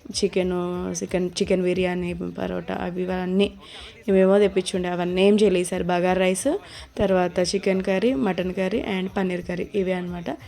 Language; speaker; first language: Telugu; native; Telugu